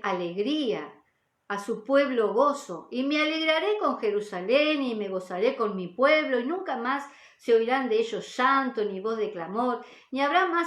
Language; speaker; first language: Spanish; native; Spanish